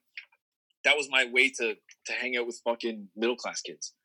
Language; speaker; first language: English; native; English